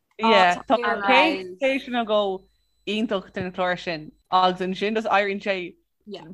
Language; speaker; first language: Irish; non-native, local second language; English